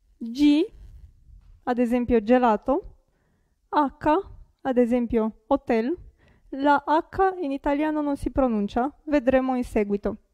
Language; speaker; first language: Italian; non-native, fluent; Romanian